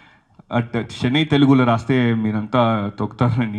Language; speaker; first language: Telugu; early bilingual, heritage; Telugu